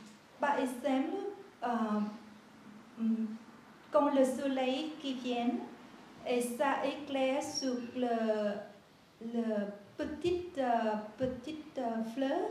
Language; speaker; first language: French; non-native, learner; Vietnamese